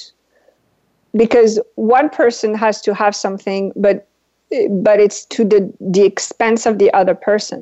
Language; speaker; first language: English; non-native, fluent; French